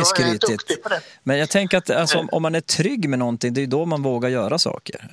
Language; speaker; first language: Swedish; native; Swedish